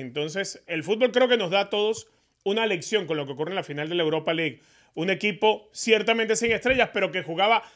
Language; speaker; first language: Spanish; native; Spanish